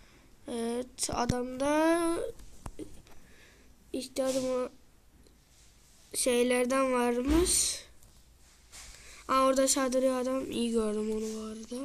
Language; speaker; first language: Turkish; native; Turkish